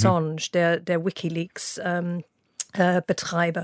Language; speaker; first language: German; non-native, fluent; English